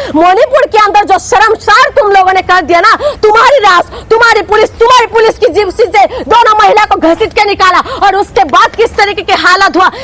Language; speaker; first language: Hindi; non-native, local second language; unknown